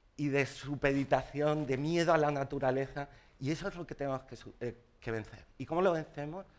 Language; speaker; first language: Spanish; native; Spanish